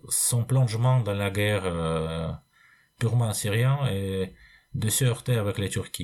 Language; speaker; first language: French; non-native, fluent; Russian